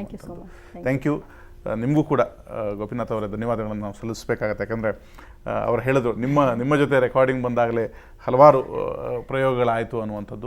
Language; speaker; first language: Kannada; native; Kannada